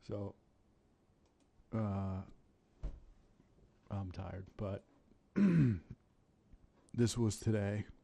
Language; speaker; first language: English; native; English